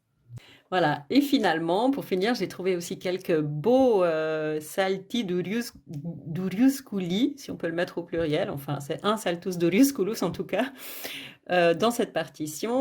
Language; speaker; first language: French; native; French